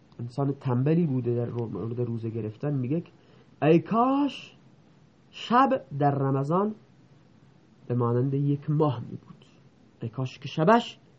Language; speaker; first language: Persian; non-native, local second language; Baluchi